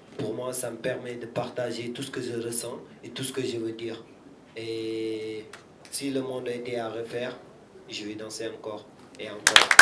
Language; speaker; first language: French; non-native, local second language; Wolof